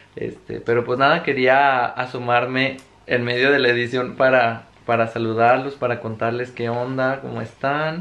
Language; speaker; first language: Spanish; native; Spanish